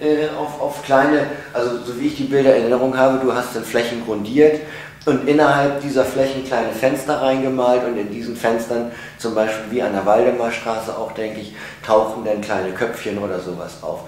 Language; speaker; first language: German; native; German